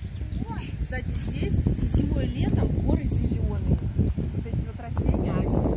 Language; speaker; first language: Russian; native; Russian